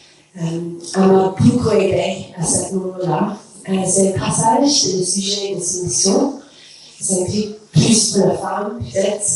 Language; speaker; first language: French; non-native, learner; English